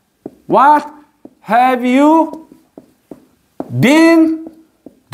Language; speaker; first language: English; non-native, fluent; Korean